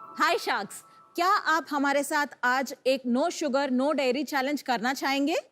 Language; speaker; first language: Hindi; non-native, local second language; Tamil